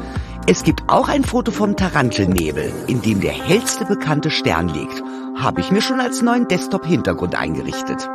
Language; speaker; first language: German; native; German